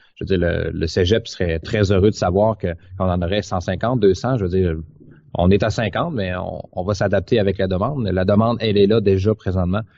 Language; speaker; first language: French; native; French